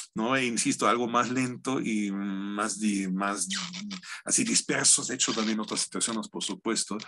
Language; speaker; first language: Spanish; non-native, fluent; German